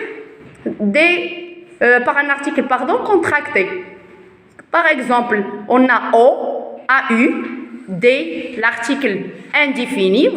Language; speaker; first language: French; non-native, local second language; Arabic